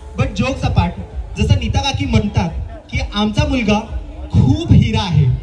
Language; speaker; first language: Marathi; non-native, local second language; Gujarati